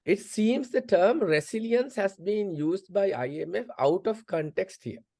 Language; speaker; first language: English; non-native, local second language; Sinhala